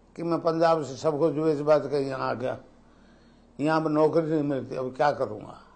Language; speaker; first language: Hindi; native; Hindi